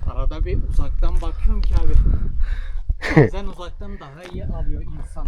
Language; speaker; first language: Turkish; native; Turkish